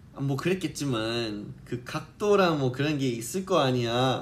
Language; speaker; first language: Korean; early bilingual, heritage; Korean